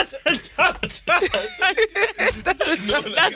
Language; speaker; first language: English; native; English